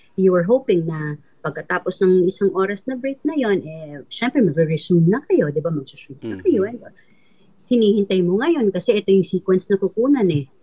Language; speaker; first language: Filipino; non-native, local second language; Cebuano